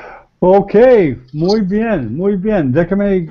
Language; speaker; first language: Spanish; non-native, learner; English